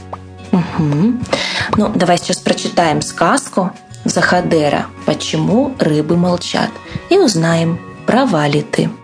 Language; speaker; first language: Russian; native; Russian